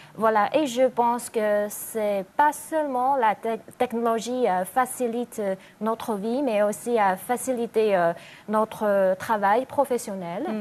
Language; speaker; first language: French; non-native, fluent; Chinese